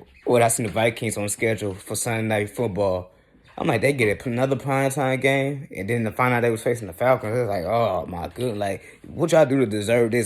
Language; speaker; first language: English; native; English